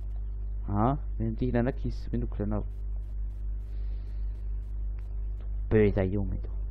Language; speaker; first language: German; native; German